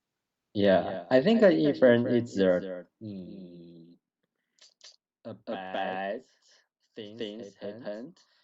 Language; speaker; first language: English; non-native, learner; Chinese